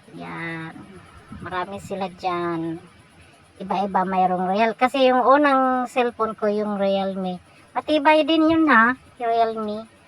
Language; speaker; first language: Filipino; non-native, local second language; Cebuano